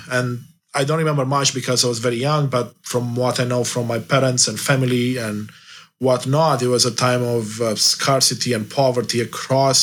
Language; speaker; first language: English; non-native, fluent; Romanian